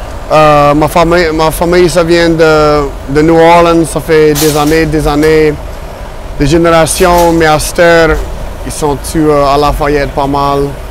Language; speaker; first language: French; non-native, fluent; English